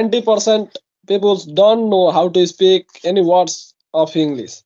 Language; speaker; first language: English; non-native, local second language; Hindi